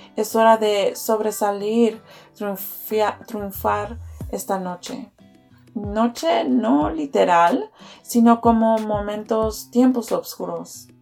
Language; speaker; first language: Spanish; early bilingual, heritage; Spanish